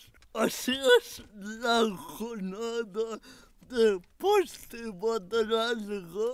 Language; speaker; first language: Spanish; native; Spanish